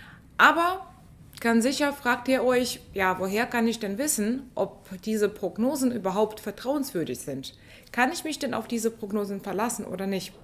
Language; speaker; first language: German; non-native, fluent; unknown